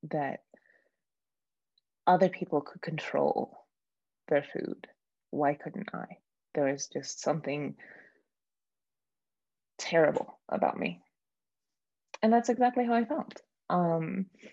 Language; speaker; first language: English; native; English